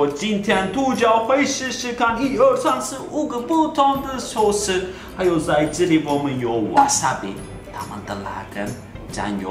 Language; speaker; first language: Chinese; non-native, fluent; Turkish